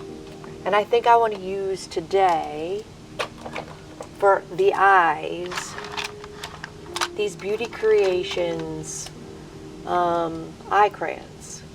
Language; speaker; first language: English; native; English